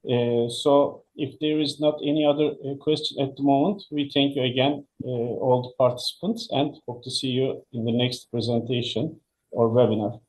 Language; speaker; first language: English; non-native, fluent; Turkish